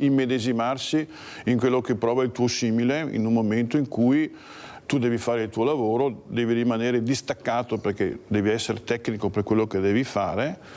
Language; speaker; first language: Italian; native; Italian